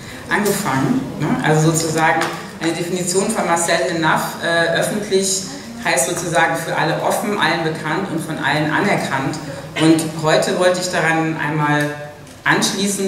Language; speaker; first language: German; native; German